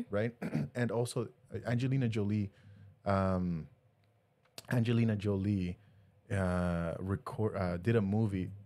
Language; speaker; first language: English; early bilingual, other home language; Spanish